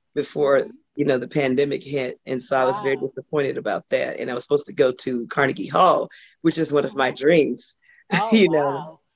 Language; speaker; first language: English; native; English